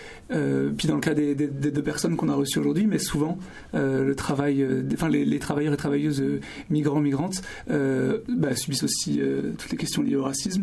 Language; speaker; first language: French; native; French